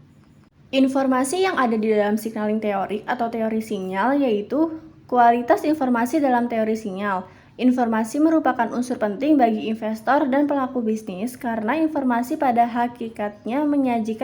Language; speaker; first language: Indonesian; native; Indonesian